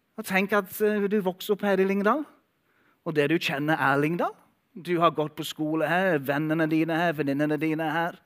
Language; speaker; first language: Norwegian; non-native, fluent; English